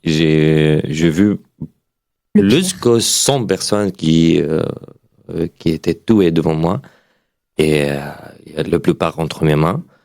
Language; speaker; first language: French; non-native, learner; Arabic